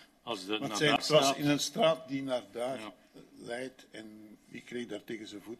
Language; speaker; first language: Dutch; native; Dutch